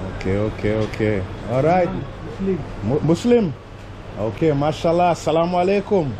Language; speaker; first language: English; native; English